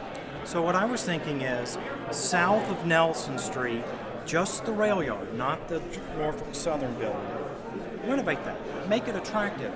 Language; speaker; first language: English; native; English